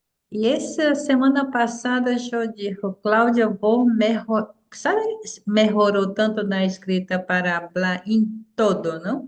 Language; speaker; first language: Portuguese; non-native, fluent; Spanish